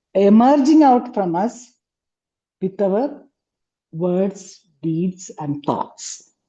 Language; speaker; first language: English; non-native, local second language; Malayalam